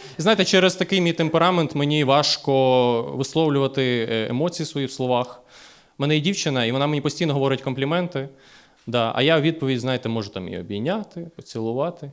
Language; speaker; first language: Ukrainian; native; Ukrainian